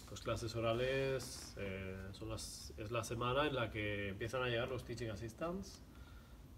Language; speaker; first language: Spanish; native; Spanish